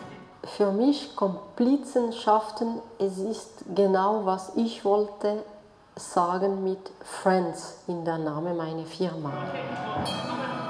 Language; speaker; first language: German; non-native, fluent; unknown